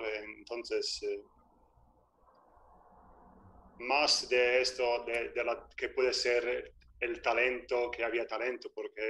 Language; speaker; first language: Spanish; non-native, fluent; Italian